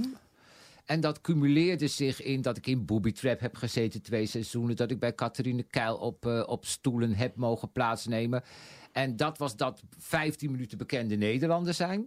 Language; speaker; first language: Dutch; native; Dutch